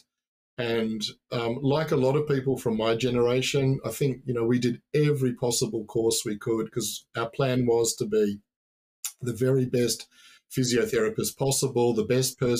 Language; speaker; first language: English; native; English